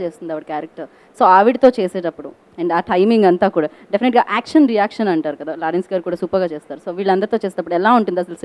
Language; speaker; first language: Telugu; native; Telugu